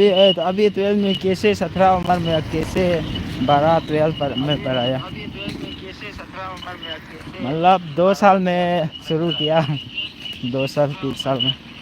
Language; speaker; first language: Hindi; non-native, local second language; Thado Chin